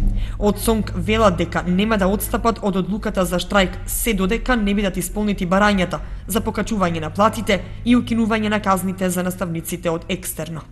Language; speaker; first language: Macedonian; native; Macedonian